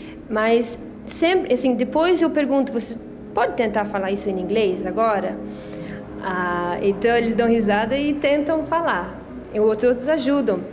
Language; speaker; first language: Portuguese; non-native, fluent; Swedish